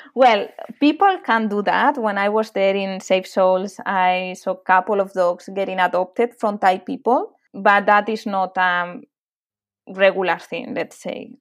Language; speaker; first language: English; non-native, fluent; Spanish